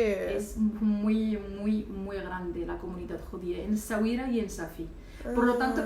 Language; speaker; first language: Spanish; non-native, local second language; Arabic